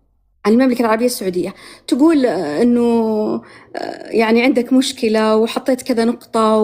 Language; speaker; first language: Arabic; native; Arabic